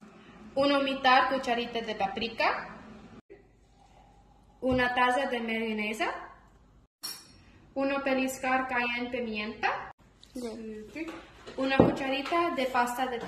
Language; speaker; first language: Spanish; non-native, learner; English